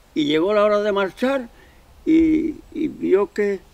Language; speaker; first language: Spanish; native; Spanish